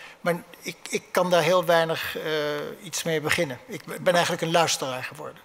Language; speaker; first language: Dutch; native; Dutch